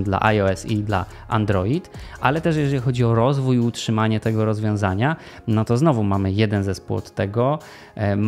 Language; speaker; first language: Polish; native; Polish